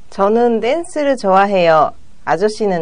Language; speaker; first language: Korean; non-native, learner; Japanese